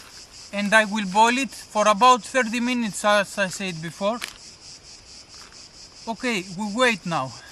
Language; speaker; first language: English; non-native, learner; Greek